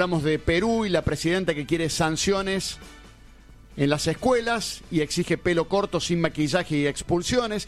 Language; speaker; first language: Spanish; native; Spanish